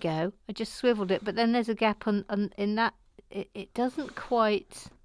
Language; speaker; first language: English; native; English